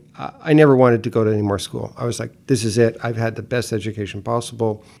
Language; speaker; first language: English; native; English